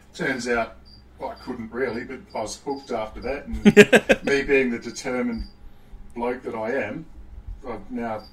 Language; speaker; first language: English; native; English